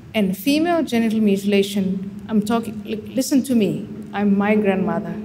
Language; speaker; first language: English; non-native, fluent; Somali